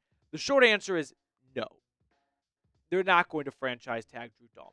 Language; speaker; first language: English; native; English